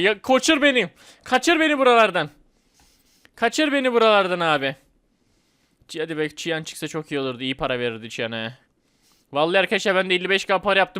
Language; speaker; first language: Turkish; native; Turkish